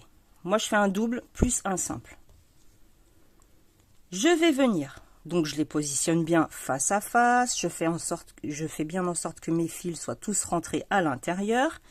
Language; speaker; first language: French; native; French